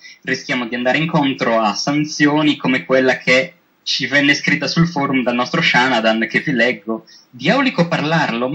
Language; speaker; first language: Italian; native; Italian